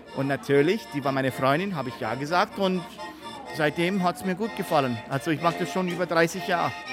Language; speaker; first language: German; early bilingual, heritage; English